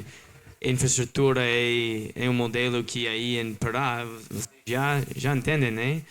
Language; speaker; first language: Portuguese; non-native, learner; English